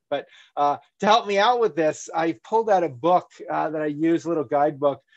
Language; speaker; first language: English; native; English